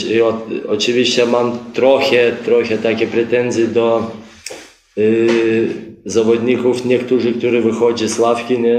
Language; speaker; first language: Polish; non-native, fluent; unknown